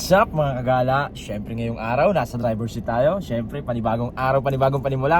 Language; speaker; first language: Filipino; native; Filipino